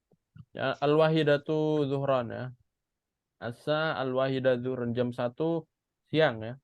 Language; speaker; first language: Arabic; non-native, fluent; Indonesian